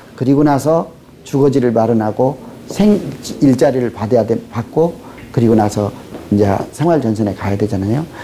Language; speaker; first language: Korean; native; Korean